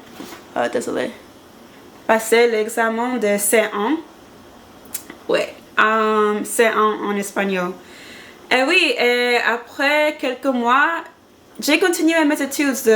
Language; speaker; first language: French; non-native, learner; English